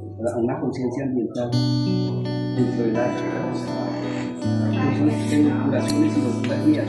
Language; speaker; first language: Spanish; native; Spanish